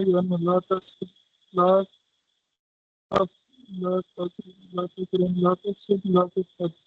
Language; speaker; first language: Arabic; non-native, learner; Urdu